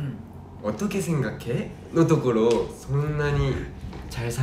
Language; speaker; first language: Japanese; non-native, fluent; Korean